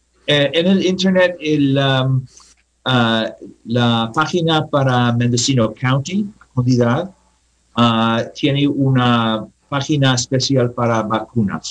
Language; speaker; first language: Spanish; non-native, learner; English